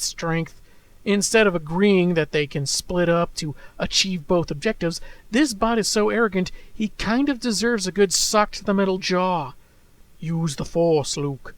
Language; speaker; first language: English; native; English